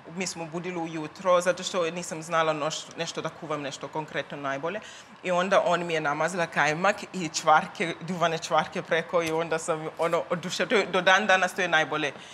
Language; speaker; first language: Croatian; non-native, learner; Zulu